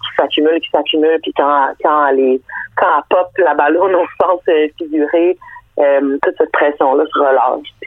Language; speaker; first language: French; early bilingual, other home language; Danish